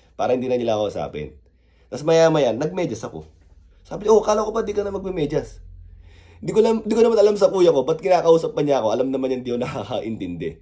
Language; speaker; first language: Filipino; early bilingual, other home language; Korean